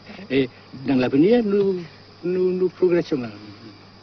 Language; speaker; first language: French; non-native, fluent; Vietnamese